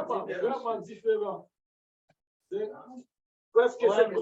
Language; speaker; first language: French; non-native, local second language; Haitian Creole